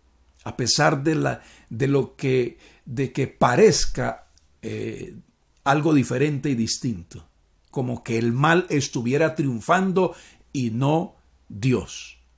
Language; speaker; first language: Spanish; native; Spanish